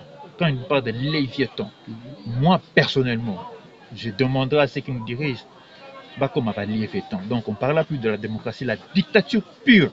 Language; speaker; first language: French; non-native, local second language; Lingala